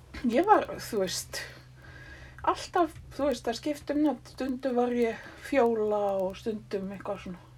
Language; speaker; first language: Icelandic; early bilingual, other home language; French